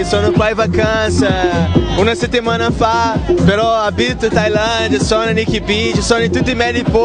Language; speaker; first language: Italian; non-native, learner; Portuguese